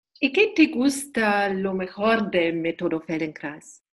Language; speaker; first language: Spanish; non-native, learner; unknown